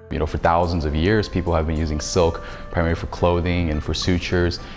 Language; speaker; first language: English; native; English